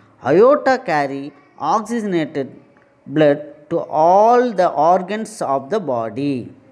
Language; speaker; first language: English; non-native, local second language; Tamil